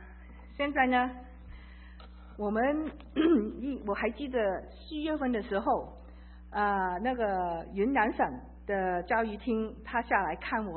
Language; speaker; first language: Chinese; early bilingual, heritage; Chinese